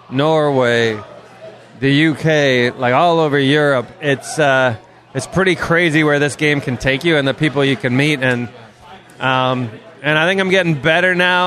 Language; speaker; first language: English; native; English